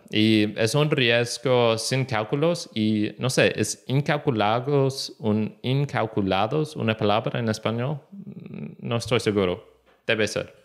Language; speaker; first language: Spanish; non-native, learner; English